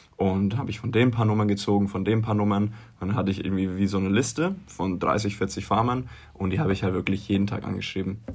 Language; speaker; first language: German; native; German